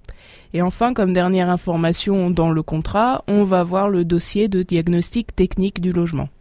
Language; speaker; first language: French; native; French